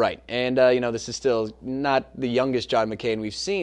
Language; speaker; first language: English; native; English